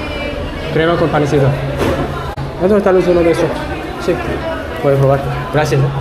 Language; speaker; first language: Spanish; non-native, learner; English